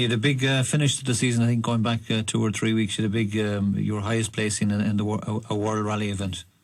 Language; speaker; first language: English; native; English